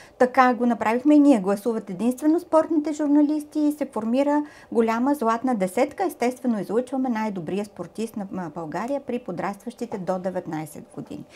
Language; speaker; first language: Bulgarian; native; Bulgarian